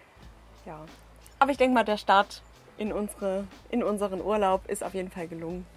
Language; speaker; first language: German; native; German